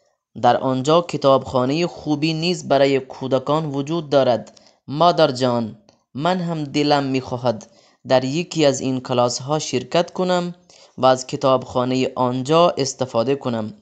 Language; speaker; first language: Persian; non-native, fluent; Urdu